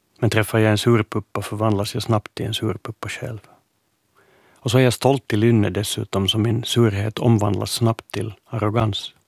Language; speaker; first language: Swedish; native; Swedish